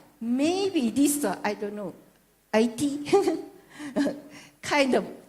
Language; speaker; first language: English; non-native, learner; Japanese